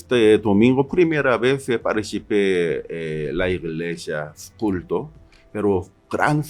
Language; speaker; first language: Spanish; non-native, learner; Korean